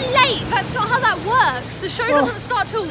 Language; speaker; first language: English; native; English